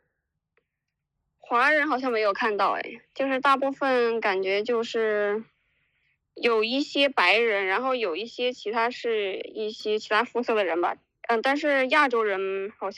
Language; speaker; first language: Chinese; native; Chinese